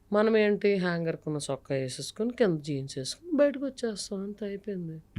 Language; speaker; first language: Telugu; native; Telugu